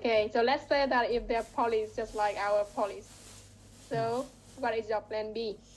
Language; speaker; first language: English; non-native, fluent; Vietnamese